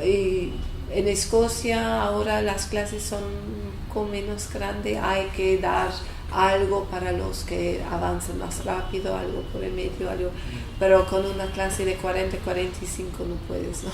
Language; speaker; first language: Spanish; non-native, fluent; English